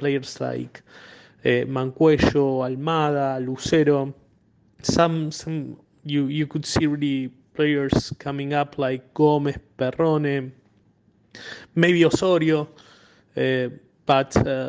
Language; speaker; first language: English; non-native, fluent; Spanish